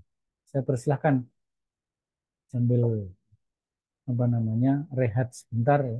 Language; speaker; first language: Indonesian; native; Indonesian